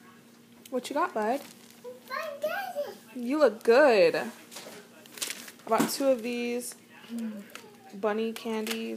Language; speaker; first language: English; native; English